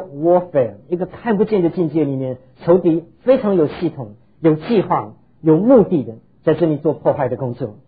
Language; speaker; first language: Chinese; native; Chinese